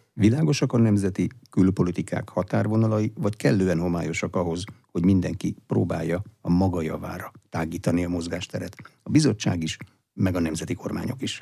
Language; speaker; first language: Hungarian; native; Hungarian